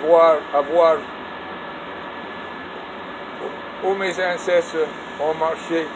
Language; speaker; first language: French; non-native, learner; English